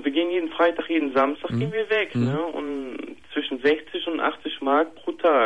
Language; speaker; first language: German; native; German